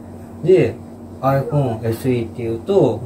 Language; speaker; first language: Japanese; native; Japanese